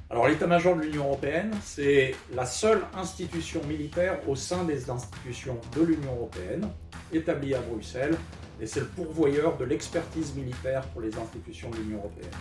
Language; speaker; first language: French; native; French